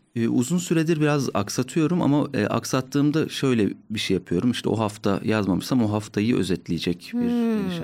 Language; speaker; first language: Turkish; native; Turkish